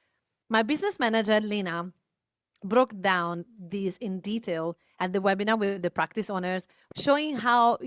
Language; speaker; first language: English; non-native, fluent; Italian